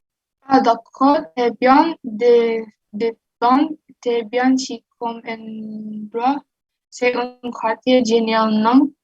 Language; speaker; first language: French; non-native, learner; Indonesian